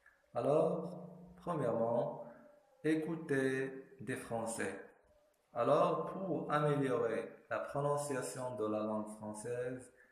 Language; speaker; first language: French; non-native, fluent; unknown